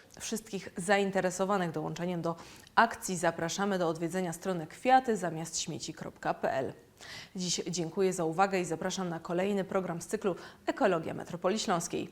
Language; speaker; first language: Polish; native; Polish